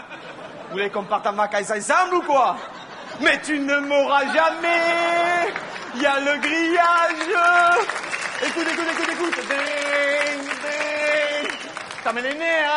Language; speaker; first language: French; native; French